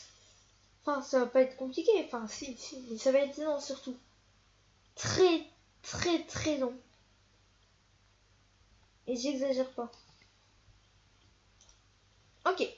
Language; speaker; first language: French; native; French